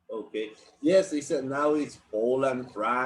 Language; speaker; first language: English; non-native, learner; Spanish